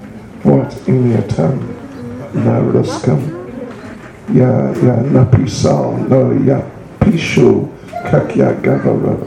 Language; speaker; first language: Russian; non-native, learner; English